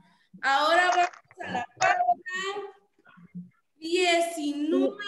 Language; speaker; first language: Spanish; native; Spanish